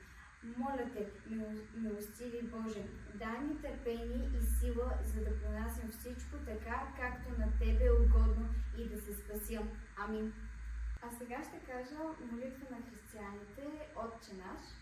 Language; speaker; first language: Bulgarian; native; Bulgarian